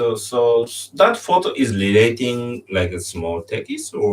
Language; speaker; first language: English; non-native, learner; Japanese